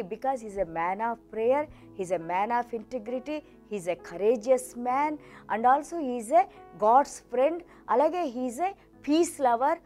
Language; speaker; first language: English; non-native, local second language; Telugu